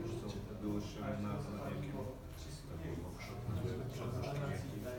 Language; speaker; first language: Czech; non-native, learner; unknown